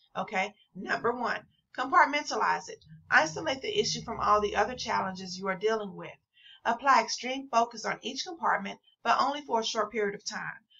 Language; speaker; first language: English; native; English